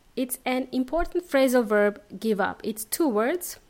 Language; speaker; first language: English; native; English